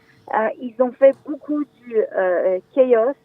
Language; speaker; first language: French; non-native, fluent; Hebrew